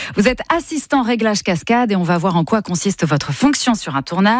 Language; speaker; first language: French; native; French